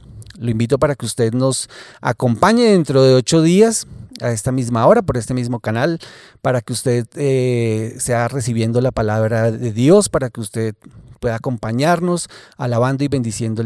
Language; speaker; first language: Spanish; native; Spanish